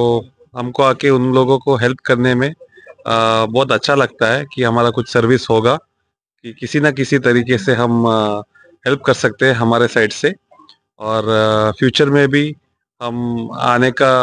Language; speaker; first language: Hindi; non-native, local second language; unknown